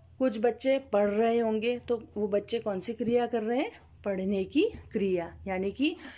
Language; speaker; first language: Hindi; native; Hindi